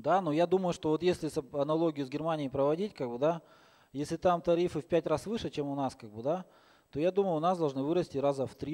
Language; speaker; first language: Russian; native; Russian